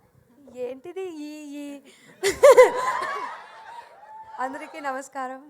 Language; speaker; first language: Telugu; non-native, learner; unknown